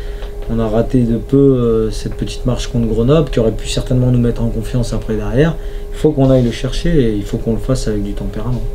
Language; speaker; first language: French; native; French